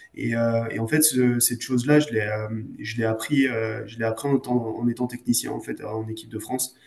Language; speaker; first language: French; native; French